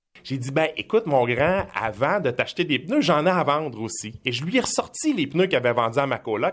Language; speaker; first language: French; native; French